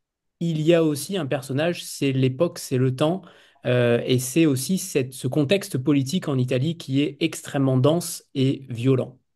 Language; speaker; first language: French; native; French